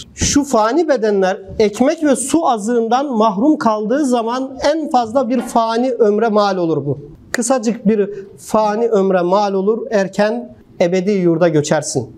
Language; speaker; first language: Turkish; native; Turkish